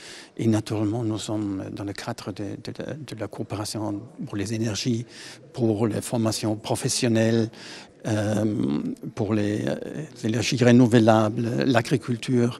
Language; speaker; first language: French; non-native, fluent; German